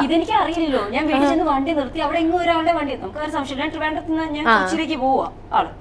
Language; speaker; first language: Malayalam; native; Malayalam